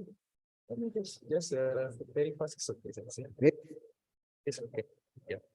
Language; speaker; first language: English; non-native, learner; Indonesian